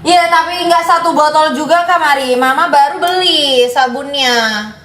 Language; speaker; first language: Indonesian; native; Indonesian